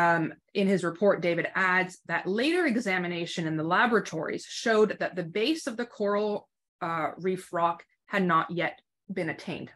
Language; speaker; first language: English; native; English